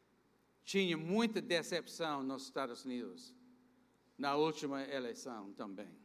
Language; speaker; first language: Portuguese; non-native, fluent; English